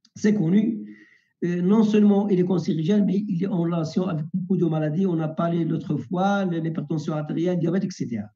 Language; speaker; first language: French; non-native, local second language; Arabic